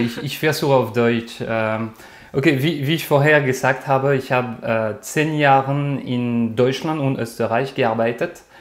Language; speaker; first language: German; non-native, learner; French